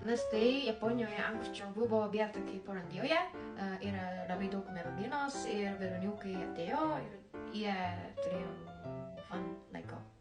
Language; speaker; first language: Lithuanian; non-native, learner; Japanese